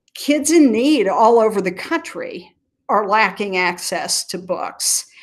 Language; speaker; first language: English; native; English